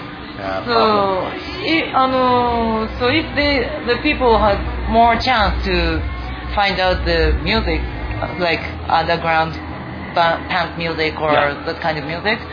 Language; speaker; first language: English; non-native, fluent; Japanese